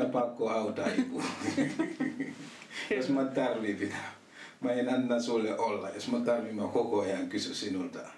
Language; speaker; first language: Finnish; non-native, local second language; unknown